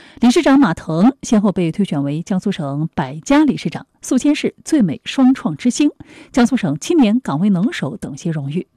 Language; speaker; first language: Chinese; native; Chinese